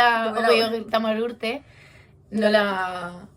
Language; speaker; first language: Basque; non-native, local second language; Spanish